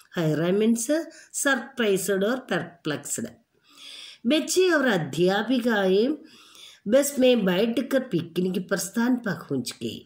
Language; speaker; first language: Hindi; non-native, local second language; Malayalam